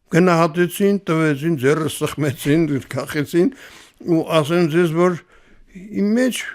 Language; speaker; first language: Armenian; native; Armenian